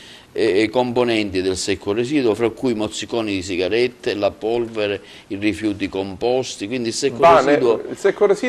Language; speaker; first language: Italian; native; Italian